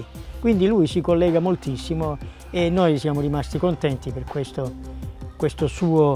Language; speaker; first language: Italian; native; Italian